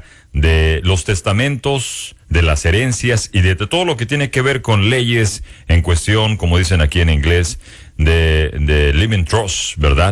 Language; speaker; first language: Spanish; native; Spanish